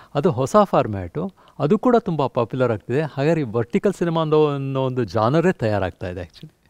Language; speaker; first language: Kannada; native; Kannada